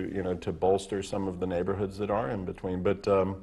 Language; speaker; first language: English; native; English